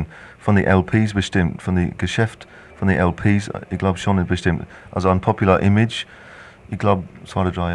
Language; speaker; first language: German; non-native, fluent; English